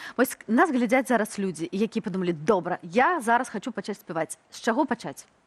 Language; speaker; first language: Belarusian; native; Belarusian